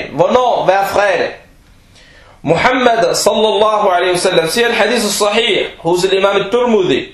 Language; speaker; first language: Danish; early bilingual, other home language; Arabic